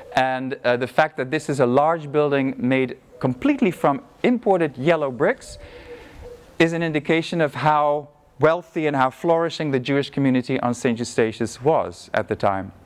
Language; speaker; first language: English; non-native, fluent; Dutch